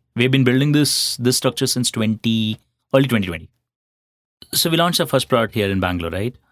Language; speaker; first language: English; non-native, local second language; Hindi